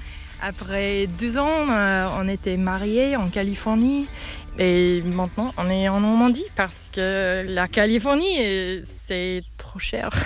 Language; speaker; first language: French; non-native, fluent; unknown